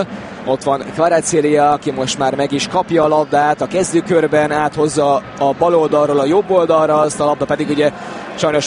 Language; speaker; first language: Hungarian; native; Hungarian